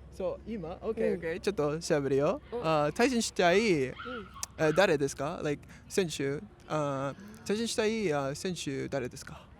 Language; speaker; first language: Japanese; non-native, learner; English